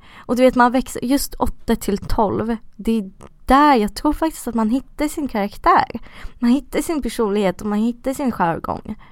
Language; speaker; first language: Swedish; early bilingual, other home language; Russian